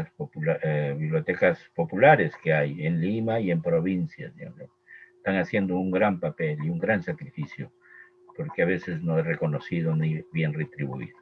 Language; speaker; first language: Spanish; native; Spanish